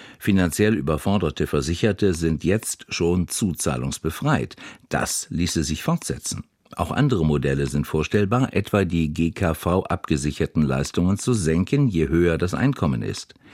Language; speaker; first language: German; native; German